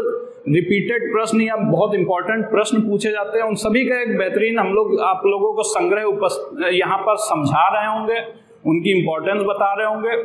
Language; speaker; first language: Hindi; native; Hindi